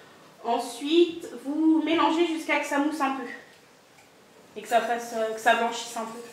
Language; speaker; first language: French; native; French